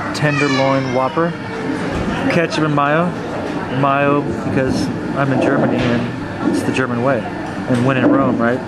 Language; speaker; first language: English; native; English